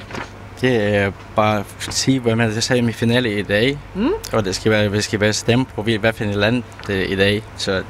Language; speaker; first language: Danish; non-native, learner; Ukrainian